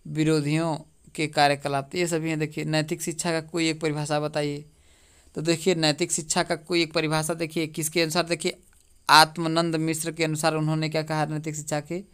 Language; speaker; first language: Hindi; native; Hindi